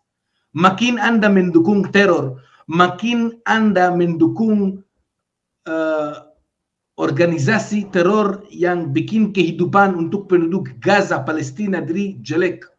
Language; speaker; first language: Indonesian; non-native, fluent; Hebrew